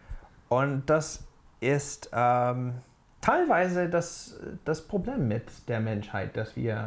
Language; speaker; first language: German; non-native, fluent; English